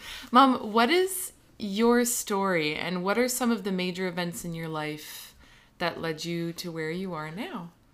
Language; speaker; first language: English; native; English